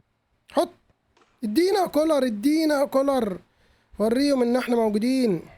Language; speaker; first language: Arabic; native; Arabic